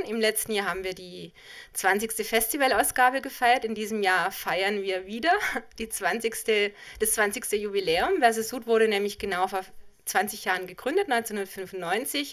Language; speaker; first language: German; native; German